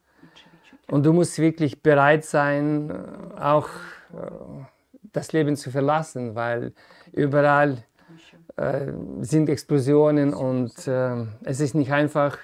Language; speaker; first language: German; non-native, fluent; Ukrainian